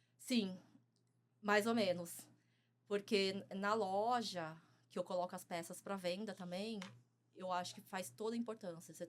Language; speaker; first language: Portuguese; early bilingual, other home language; Chinese